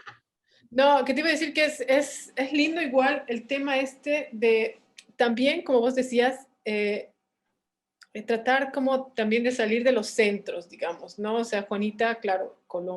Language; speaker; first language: Spanish; native; Spanish